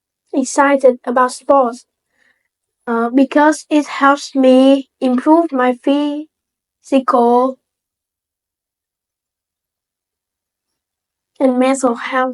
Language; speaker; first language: English; non-native, learner; Vietnamese